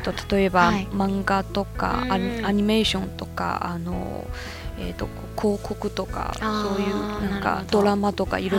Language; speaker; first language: Japanese; non-native, fluent; Chinese